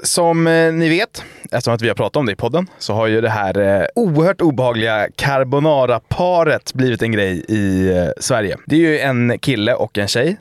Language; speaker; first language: Swedish; native; Swedish